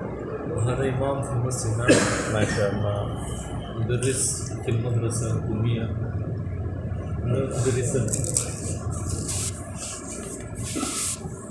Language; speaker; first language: Arabic; non-native, fluent; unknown